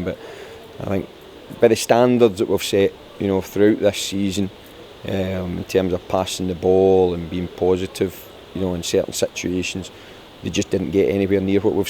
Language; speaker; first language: English; native; English